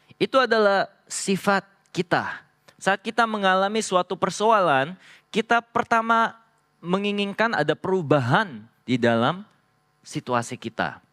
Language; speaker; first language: Indonesian; non-native, fluent; Korean